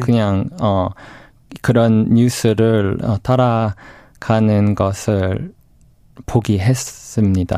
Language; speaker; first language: Korean; non-native, fluent; English